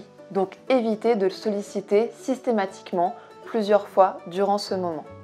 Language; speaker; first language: French; native; French